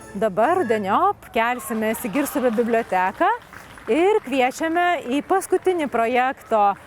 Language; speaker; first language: Lithuanian; native; Lithuanian